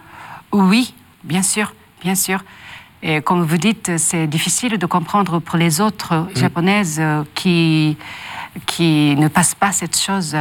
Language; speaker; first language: French; non-native, learner; Japanese